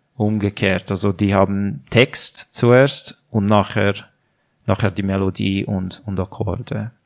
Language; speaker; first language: German; non-native, fluent; Hungarian